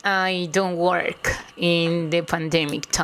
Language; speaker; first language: English; non-native, learner; Spanish